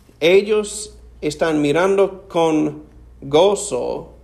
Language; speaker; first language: Spanish; non-native, fluent; English